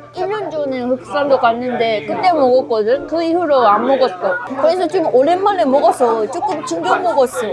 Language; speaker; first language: Korean; non-native, fluent; Japanese